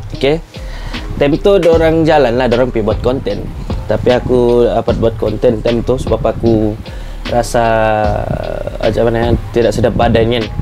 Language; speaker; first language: Malay; native; Malay